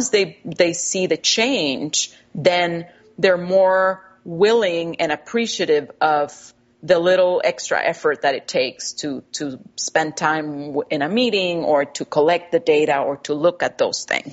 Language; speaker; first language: English; non-native, fluent; Spanish